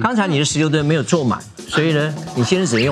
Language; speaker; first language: Chinese; native; Chinese